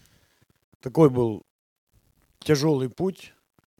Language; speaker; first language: Czech; non-native, learner; Russian